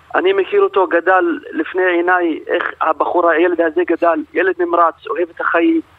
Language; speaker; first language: Hebrew; non-native, local second language; Arabic